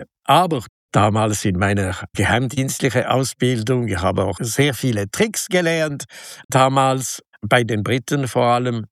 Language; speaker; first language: German; non-native, local second language; French